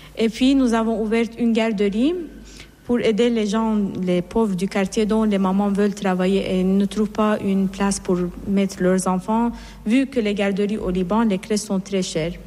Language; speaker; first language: French; non-native, fluent; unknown